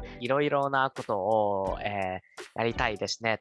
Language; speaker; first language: Japanese; non-native, learner; Cantonese